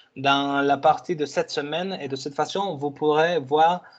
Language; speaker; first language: French; non-native, fluent; Spanish